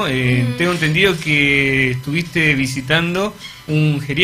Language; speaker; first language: Spanish; native; Spanish